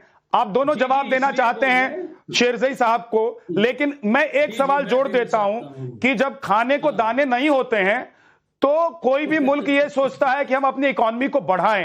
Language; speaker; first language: Hindi; native; Hindi